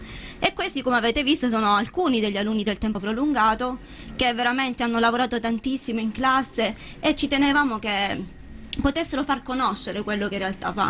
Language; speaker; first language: Italian; native; Italian